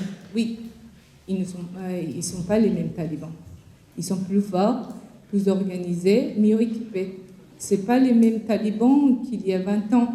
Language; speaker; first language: French; non-native, fluent; Persian